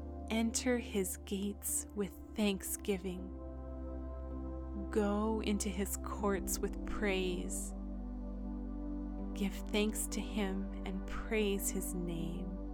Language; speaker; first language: English; native; English